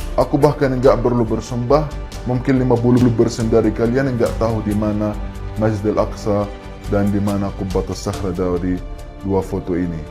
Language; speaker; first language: Indonesian; non-native, fluent; Arabic